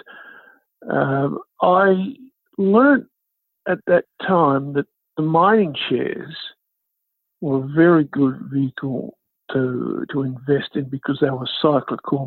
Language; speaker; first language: English; native; English